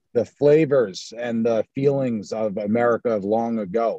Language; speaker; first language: English; native; English